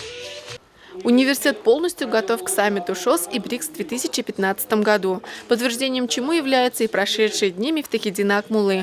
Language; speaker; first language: Russian; native; Russian